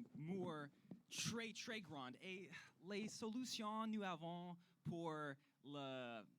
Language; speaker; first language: French; non-native, learner; English